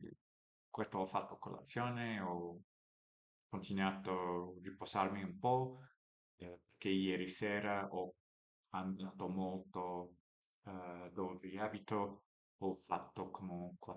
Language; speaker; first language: Italian; non-native, learner; English